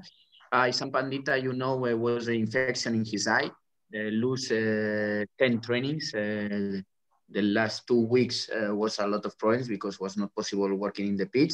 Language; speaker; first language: English; non-native, fluent; Spanish